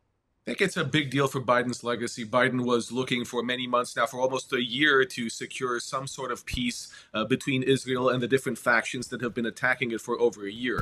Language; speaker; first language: English; native; English